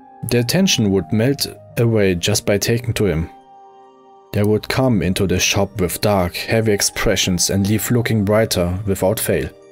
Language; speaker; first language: English; non-native, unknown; German